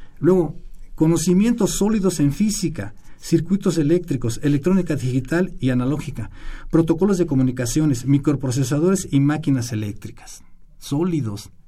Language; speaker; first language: Spanish; native; Spanish